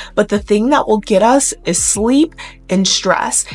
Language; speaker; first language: English; native; English